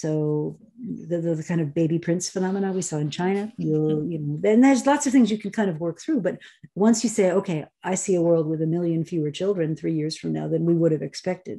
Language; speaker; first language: English; native; English